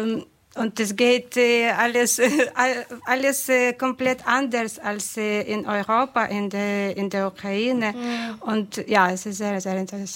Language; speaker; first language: German; non-native, fluent; Ukrainian